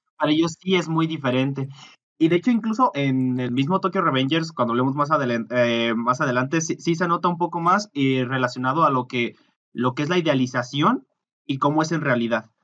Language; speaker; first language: Spanish; native; Spanish